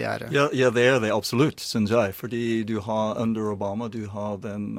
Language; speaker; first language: Norwegian; non-native, learner; English